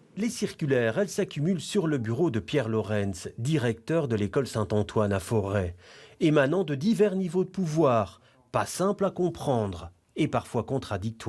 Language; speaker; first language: French; native; French